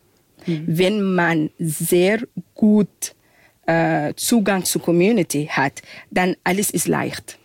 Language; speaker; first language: German; non-native, fluent; Arabic